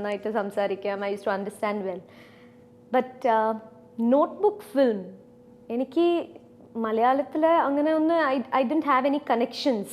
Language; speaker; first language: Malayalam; non-native, fluent; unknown